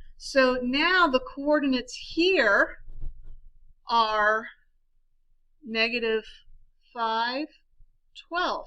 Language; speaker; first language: English; native; English